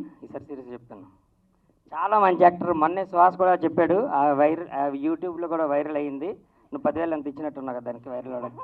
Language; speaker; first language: Telugu; native; Telugu